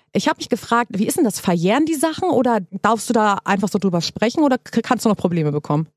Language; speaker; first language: German; native; German